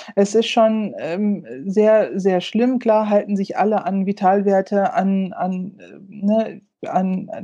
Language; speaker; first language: German; early bilingual, other home language; Turkish